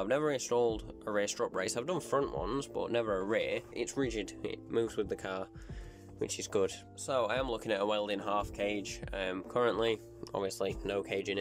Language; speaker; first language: English; native; English